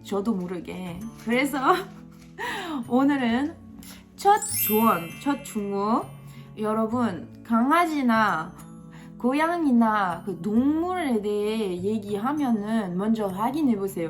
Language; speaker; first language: Korean; non-native, fluent; French